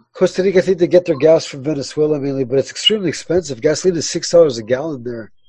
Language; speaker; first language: English; early bilingual, other home language; Spanish